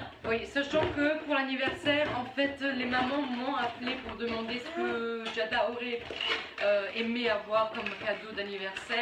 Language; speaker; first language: French; native; French